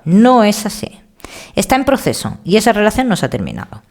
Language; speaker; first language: Spanish; native; Spanish